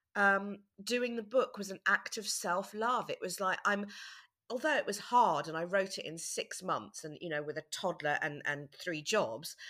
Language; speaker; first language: English; native; English